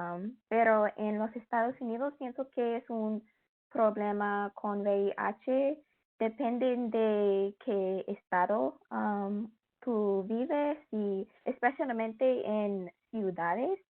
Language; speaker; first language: Spanish; non-native, learner; English